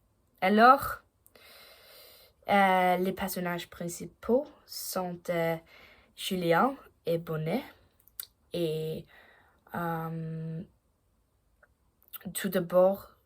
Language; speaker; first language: French; non-native, learner; Danish